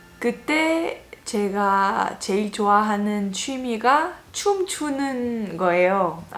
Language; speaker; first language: Korean; non-native, fluent; French